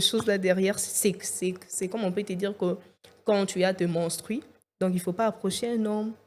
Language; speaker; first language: French; non-native, local second language; Lingala